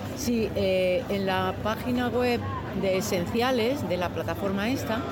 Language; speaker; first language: Spanish; native; Spanish